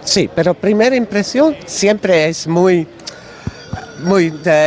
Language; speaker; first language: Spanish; non-native, learner; Dutch